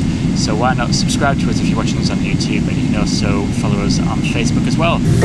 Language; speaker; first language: English; native; English